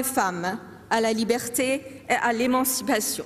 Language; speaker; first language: French; non-native, fluent; Persian